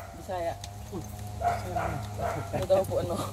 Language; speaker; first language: Filipino; native; Filipino